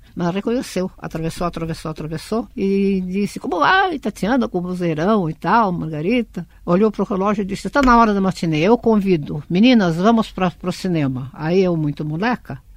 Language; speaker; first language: Portuguese; early bilingual, other home language; Russian